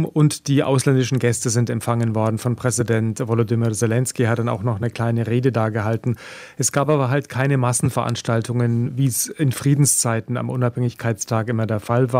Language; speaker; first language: German; native; German